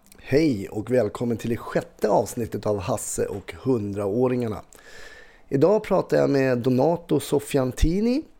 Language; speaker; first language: Swedish; native; Swedish